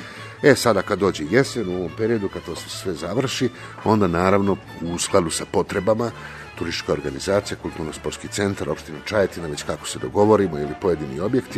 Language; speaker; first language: Serbian; native; Serbian